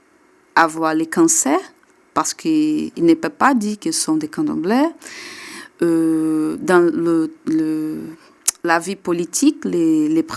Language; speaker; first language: French; non-native, learner; Portuguese